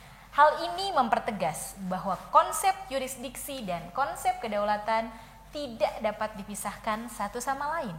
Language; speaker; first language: Indonesian; native; Indonesian